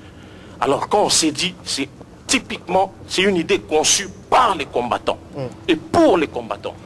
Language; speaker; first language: French; non-native, local second language; Lingala